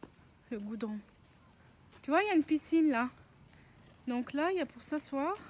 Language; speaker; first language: French; native; French